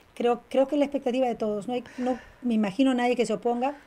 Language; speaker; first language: Spanish; native; Spanish